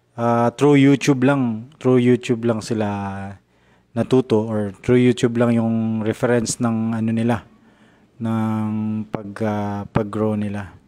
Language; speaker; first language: Filipino; non-native, local second language; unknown